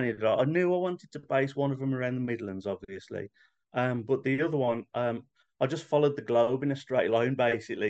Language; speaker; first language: English; native; English